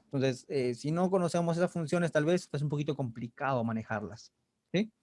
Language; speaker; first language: Spanish; native; Spanish